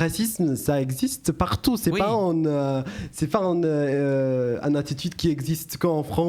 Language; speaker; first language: French; non-native, learner; English